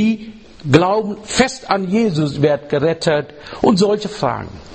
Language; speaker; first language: German; non-native, learner; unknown